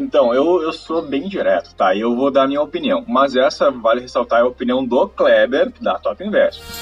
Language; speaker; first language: Portuguese; native; Portuguese